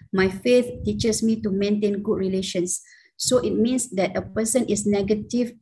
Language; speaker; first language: English; non-native, local second language; Malay